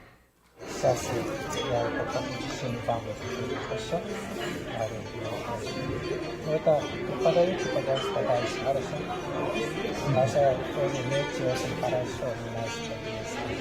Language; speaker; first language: Russian; non-native, learner; Korean